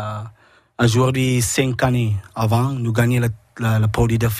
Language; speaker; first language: French; non-native, learner; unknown